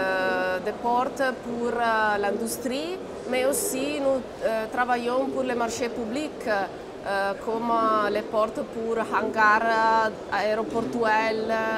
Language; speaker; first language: French; non-native, learner; Italian